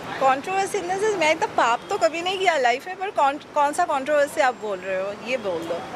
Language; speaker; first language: Hindi; non-native, local second language; Bangla